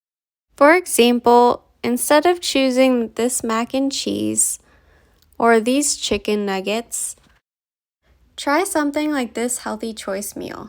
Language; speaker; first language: English; native; English